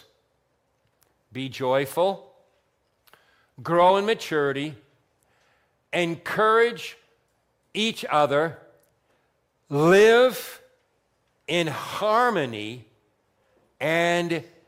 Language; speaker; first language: English; native; English